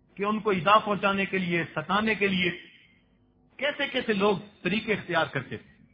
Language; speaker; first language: Urdu; non-native, local second language; Punjabi